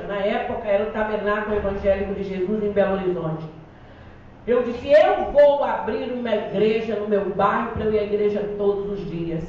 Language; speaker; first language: Portuguese; native; Portuguese